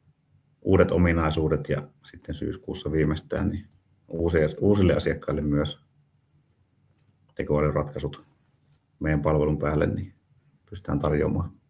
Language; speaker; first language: Finnish; native; Finnish